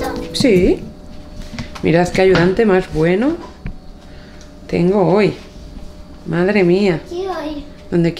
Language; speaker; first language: Spanish; native; Spanish